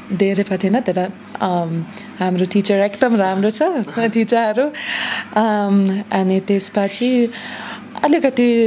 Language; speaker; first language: Nepali; non-native, learner; German